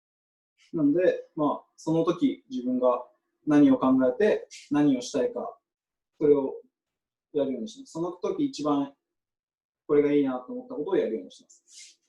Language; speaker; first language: Japanese; native; Japanese